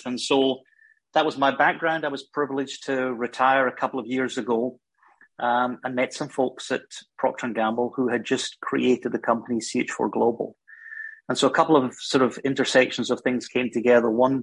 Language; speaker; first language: English; native; English